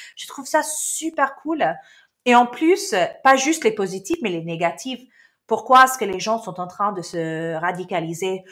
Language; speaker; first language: French; non-native, local second language; Arabic